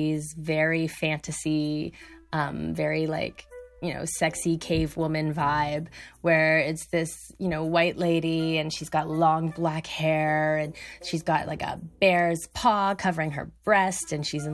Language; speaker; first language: English; native; English